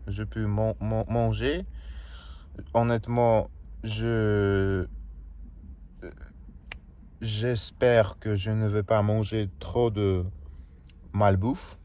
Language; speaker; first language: French; non-native, learner; Russian